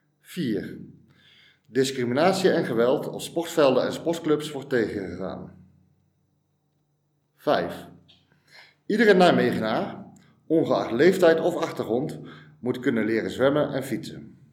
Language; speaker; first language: Dutch; native; Dutch